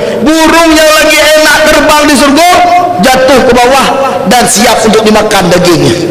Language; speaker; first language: Malay; native; Malay